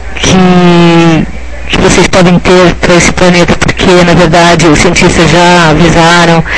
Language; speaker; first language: Portuguese; native; Portuguese